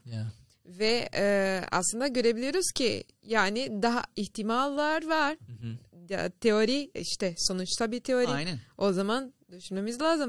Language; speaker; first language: Turkish; non-native, learner; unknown